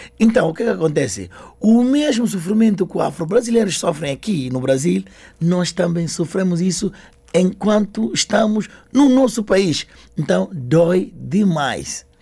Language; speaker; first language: Portuguese; non-native, local second language; Upper Guinea Crioulo